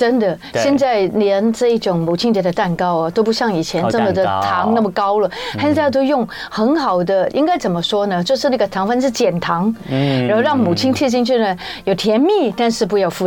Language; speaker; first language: Chinese; native; Chinese